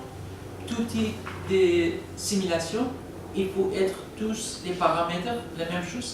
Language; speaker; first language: French; non-native, learner; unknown